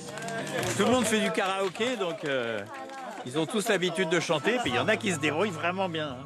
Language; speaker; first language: French; native; French